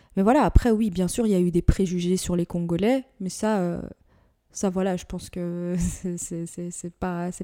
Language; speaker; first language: French; native; French